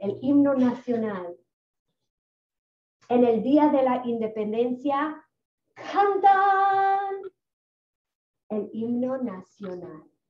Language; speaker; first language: Spanish; non-native, fluent; English